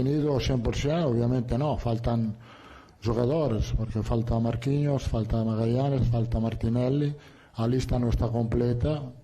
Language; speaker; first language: Portuguese; non-native, learner; Italian